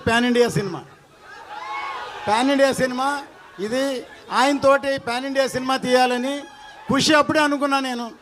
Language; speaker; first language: Telugu; native; Telugu